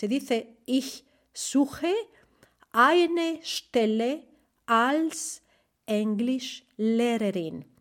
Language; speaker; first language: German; non-native, fluent; Spanish